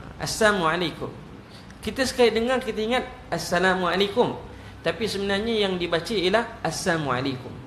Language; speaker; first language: Malay; native; Malay